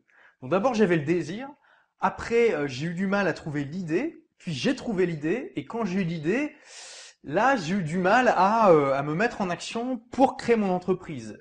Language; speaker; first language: French; native; French